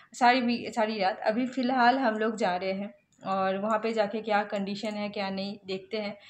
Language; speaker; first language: Hindi; non-native, local second language; Bangla